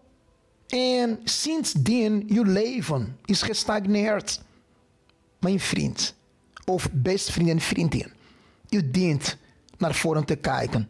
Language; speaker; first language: Dutch; non-native, fluent; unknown